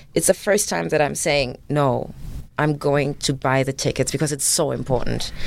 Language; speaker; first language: English; non-native, fluent; German